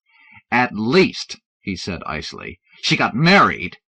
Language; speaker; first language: English; native; English